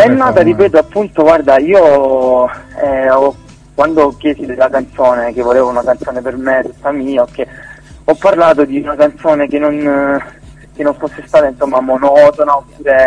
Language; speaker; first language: Italian; native; Italian